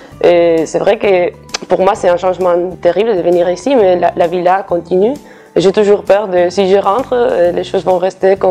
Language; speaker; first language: French; non-native, fluent; Spanish